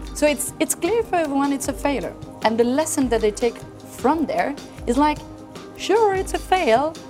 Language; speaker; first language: English; non-native, fluent; French